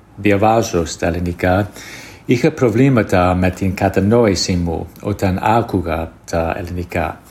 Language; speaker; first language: Greek; non-native, fluent; English